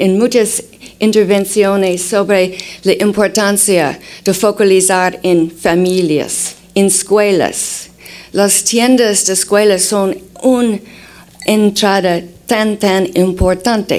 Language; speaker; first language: Spanish; non-native, fluent; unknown